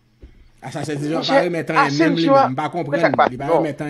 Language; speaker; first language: French; non-native, local second language; Haitian Creole